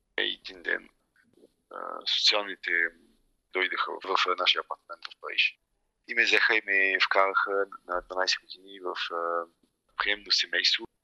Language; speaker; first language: Bulgarian; early bilingual, heritage; Bulgarian